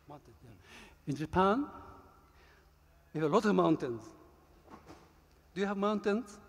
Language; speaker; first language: English; non-native, learner; Japanese